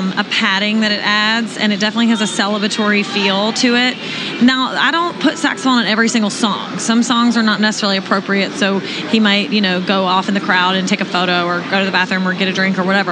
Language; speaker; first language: English; native; English